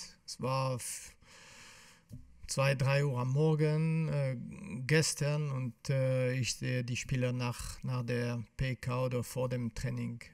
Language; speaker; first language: German; non-native, fluent; French